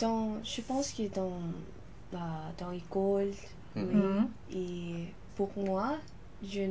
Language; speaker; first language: French; non-native, learner; Lao